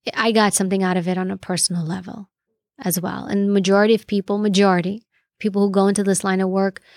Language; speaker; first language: English; early bilingual, other home language; Greek